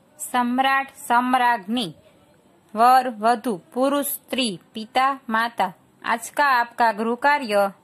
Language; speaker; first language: Hindi; non-native, local second language; Gujarati